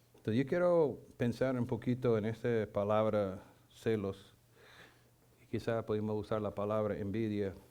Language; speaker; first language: Spanish; non-native, fluent; English